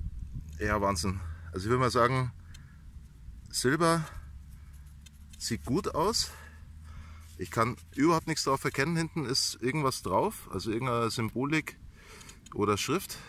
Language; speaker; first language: German; native; German